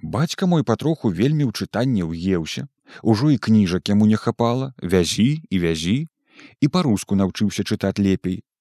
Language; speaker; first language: Belarusian; native; Belarusian